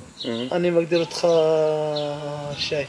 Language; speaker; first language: Hebrew; non-native, learner; Arabic